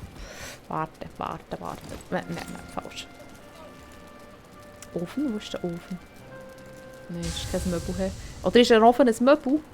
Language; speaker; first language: German; native; German